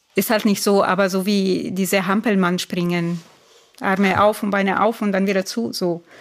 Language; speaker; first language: German; non-native, fluent; Italian